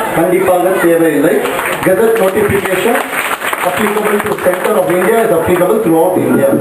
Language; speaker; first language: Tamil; non-native, local second language; Marwari